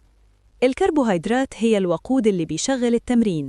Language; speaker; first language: Arabic; native; Arabic